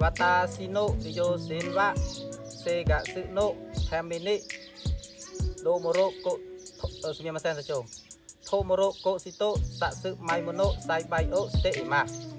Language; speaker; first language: Japanese; non-native, learner; Khmer